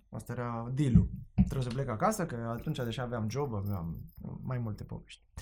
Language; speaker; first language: Romanian; non-native, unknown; Spanish